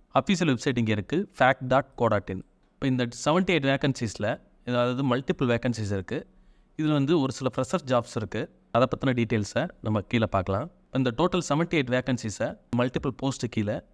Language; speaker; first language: Tamil; native; Tamil